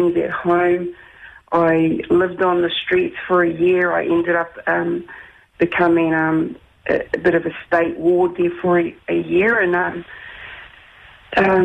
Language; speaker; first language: English; native; English